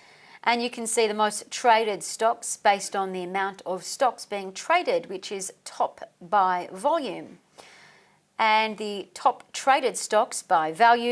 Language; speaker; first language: English; native; English